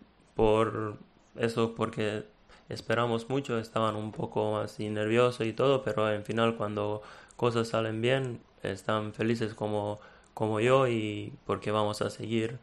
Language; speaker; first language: Spanish; non-native, fluent; Serbian